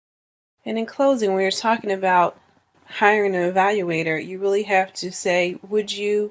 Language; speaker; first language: English; native; English